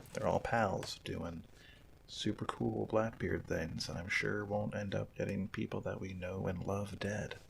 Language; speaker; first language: English; native; English